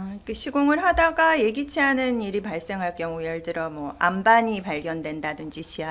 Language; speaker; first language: Korean; native; Korean